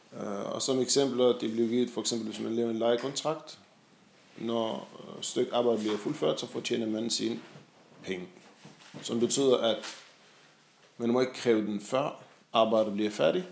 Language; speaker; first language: Danish; non-native, fluent; Arabic